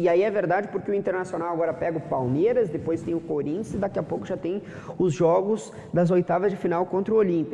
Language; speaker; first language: Portuguese; native; Portuguese